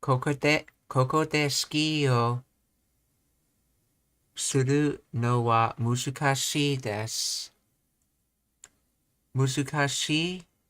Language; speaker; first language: Japanese; non-native, learner; English